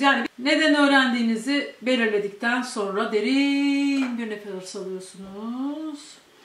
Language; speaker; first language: Turkish; native; Turkish